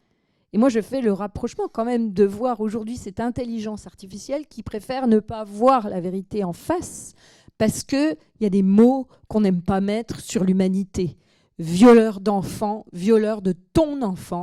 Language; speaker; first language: French; native; French